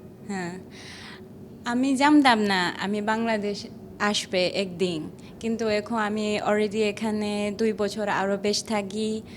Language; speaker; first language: Bangla; non-native, learner; Chinese